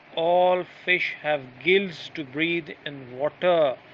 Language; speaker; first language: English; non-native, local second language; Urdu